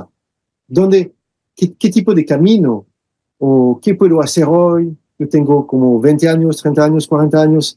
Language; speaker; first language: Spanish; non-native, fluent; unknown